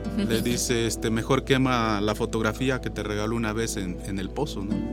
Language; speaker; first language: Spanish; non-native, local second language; Nahuatl languages